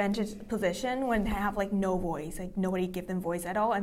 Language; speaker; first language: English; non-native, fluent; Vietnamese